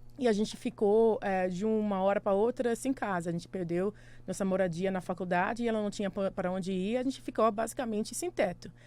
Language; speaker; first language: Portuguese; non-native, fluent; English